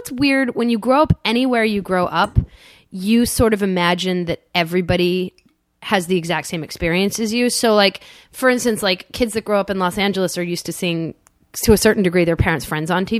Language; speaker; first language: English; native; English